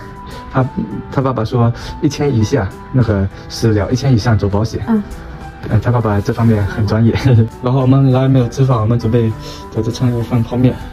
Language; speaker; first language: Chinese; native; Chinese